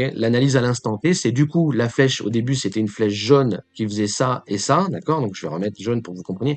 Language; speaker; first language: French; native; French